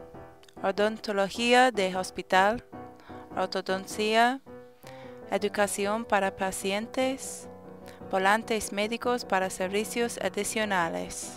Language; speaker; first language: Spanish; non-native, learner; English